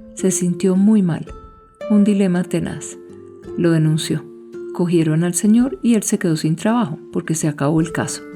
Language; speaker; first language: Spanish; native; Spanish